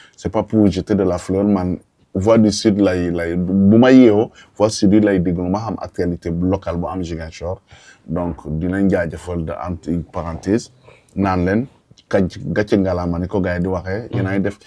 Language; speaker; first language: Wolof; non-native, local second language; Jola-Fonyi